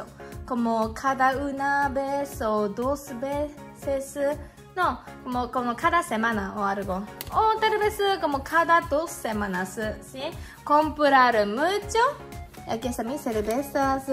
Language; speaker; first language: Spanish; non-native, learner; Japanese